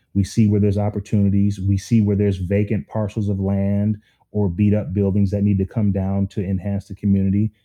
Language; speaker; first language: English; native; English